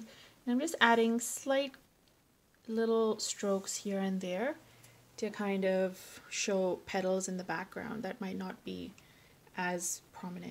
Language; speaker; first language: English; native; English